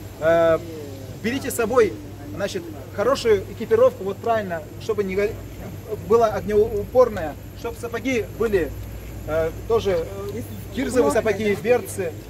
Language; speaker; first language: Russian; non-native, local second language; Yakut